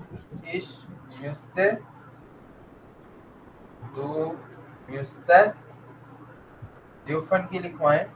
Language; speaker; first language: German; non-native, learner; Urdu